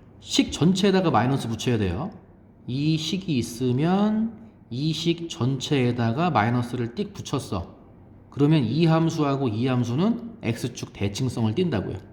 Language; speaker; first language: Korean; native; Korean